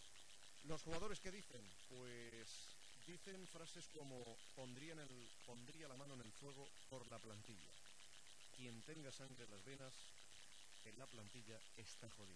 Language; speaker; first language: Spanish; native; Spanish